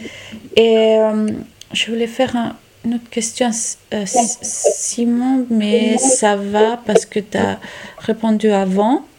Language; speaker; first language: French; non-native, fluent; Italian